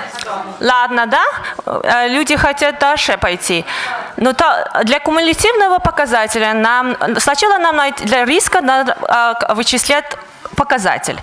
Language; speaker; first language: Russian; non-native, fluent; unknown